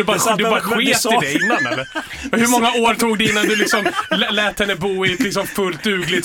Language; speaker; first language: Swedish; native; Swedish